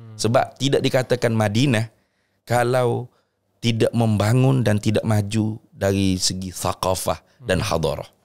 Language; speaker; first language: Malay; native; Malay